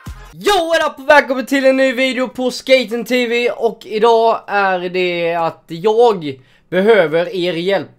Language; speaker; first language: Swedish; native; Swedish